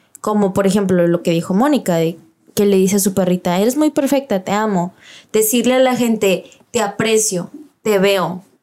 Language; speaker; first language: Spanish; early bilingual, heritage; Spanish